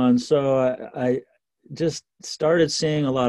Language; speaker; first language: English; native; English